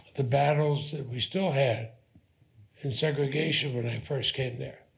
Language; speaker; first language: English; native; English